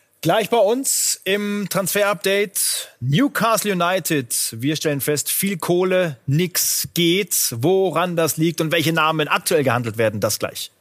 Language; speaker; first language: German; native; German